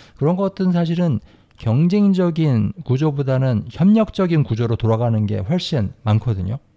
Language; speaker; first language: Korean; native; Korean